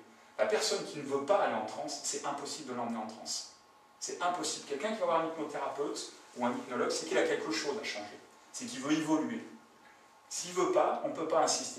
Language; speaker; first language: French; native; French